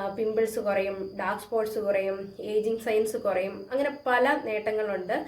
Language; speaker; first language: Malayalam; native; Malayalam